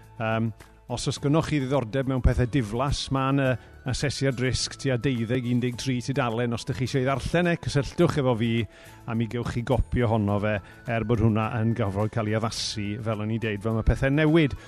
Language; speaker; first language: Welsh; native; Welsh